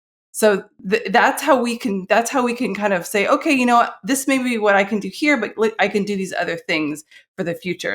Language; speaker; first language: English; native; English